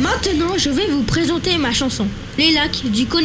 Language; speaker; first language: French; native; French